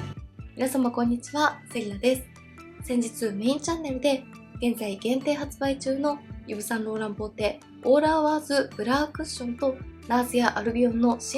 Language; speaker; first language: Japanese; native; Japanese